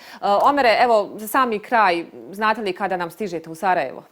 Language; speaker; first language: Bosnian; native; Bosnian